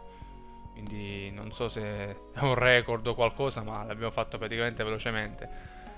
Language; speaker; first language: Italian; native; Italian